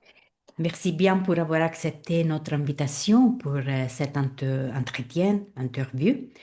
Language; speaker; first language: French; non-native, fluent; Italian